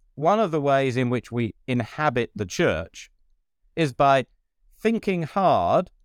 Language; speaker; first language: English; native; English